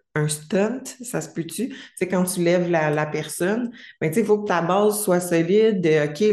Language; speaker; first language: French; native; French